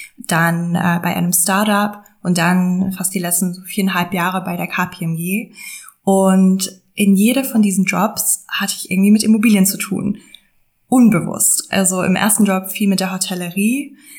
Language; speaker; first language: German; non-native, fluent; English